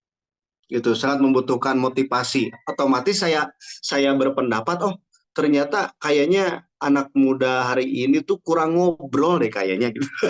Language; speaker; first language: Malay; non-native, local second language; Sundanese